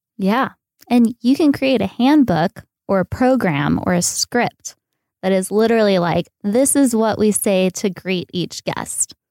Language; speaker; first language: English; native; English